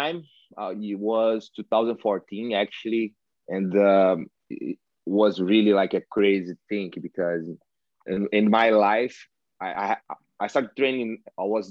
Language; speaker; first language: English; non-native, learner; Portuguese